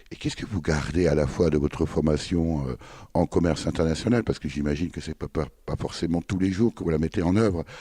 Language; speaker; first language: French; native; French